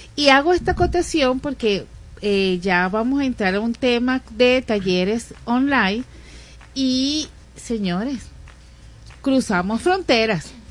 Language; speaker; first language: Spanish; native; Spanish